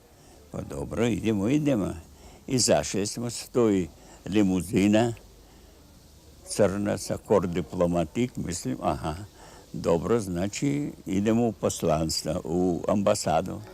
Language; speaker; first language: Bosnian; non-native, fluent; Russian